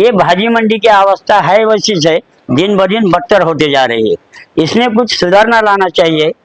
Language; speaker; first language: Hindi; non-native, local second language; Marathi